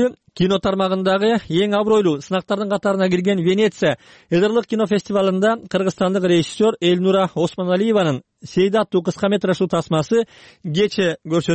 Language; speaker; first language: Kyrgyz; native; Kyrgyz